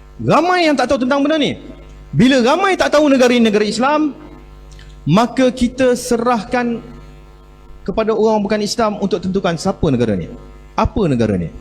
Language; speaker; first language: Malay; native; Malay